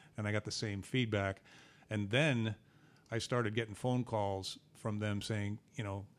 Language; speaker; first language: English; native; English